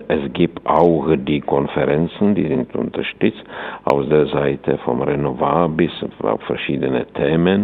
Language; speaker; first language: German; non-native, fluent; Czech